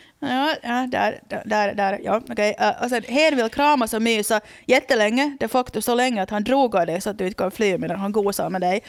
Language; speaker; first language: Swedish; native; Swedish